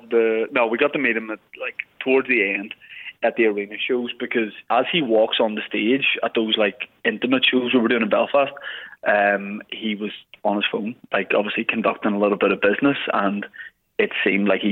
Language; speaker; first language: English; native; English